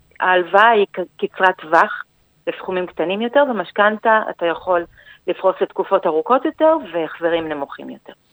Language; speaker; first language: Hebrew; early bilingual, other home language; Spanish